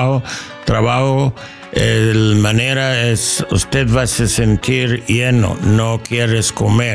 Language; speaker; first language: Spanish; non-native, learner; English